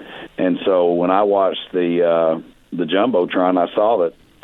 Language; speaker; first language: English; native; English